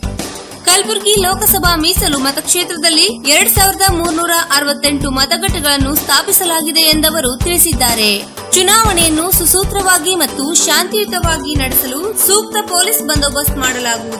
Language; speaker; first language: Kannada; native; Kannada